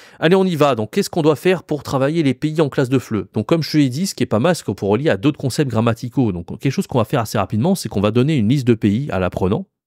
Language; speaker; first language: French; native; French